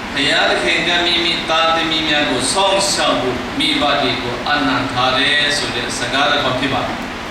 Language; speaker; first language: Burmese; non-native, local second language; Tedim Chin